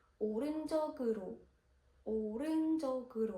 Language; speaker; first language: Korean; non-native, fluent; Ukrainian